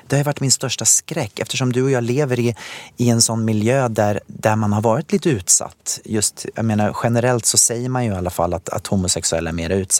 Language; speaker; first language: Swedish; native; Swedish